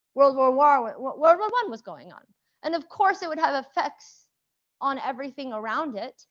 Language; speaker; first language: English; early bilingual, other home language; Persian